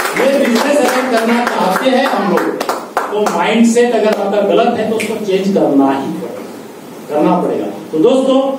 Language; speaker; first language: Hindi; non-native, local second language; Marathi